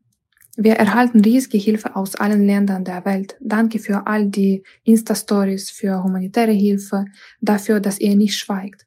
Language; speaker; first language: German; non-native, fluent; Ukrainian